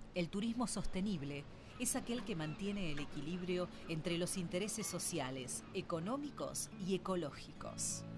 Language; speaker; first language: Spanish; native; Spanish